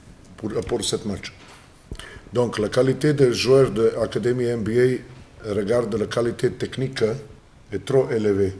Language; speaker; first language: French; non-native, learner; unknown